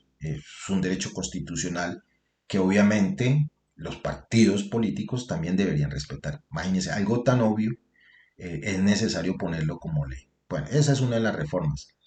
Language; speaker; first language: Spanish; native; Spanish